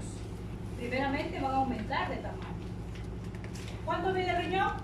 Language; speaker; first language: Spanish; native; Spanish